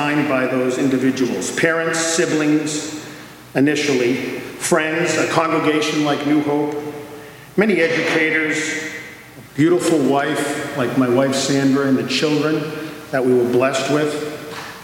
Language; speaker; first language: English; native; English